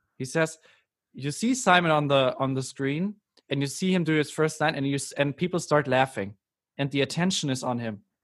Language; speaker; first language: English; non-native, fluent; German